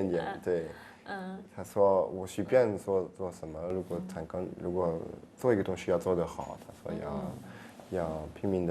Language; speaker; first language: Chinese; early bilingual, heritage; French